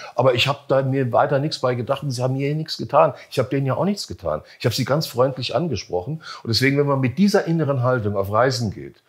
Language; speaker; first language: German; native; German